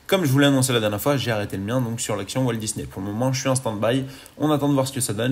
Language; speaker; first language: French; native; French